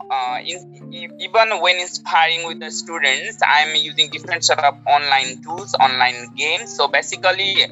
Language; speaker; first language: English; non-native, local second language; Nepali